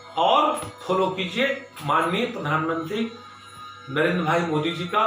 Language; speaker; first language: Hindi; native; Hindi